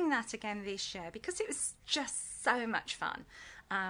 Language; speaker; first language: English; native; English